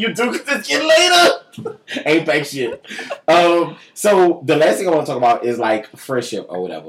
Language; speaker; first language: English; native; English